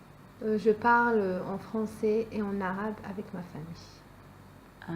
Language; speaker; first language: French; native; French